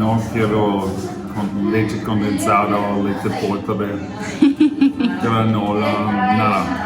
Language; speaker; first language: Spanish; non-native, learner; English